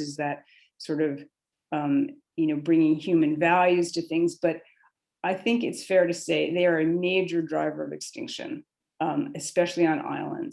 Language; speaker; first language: English; native; English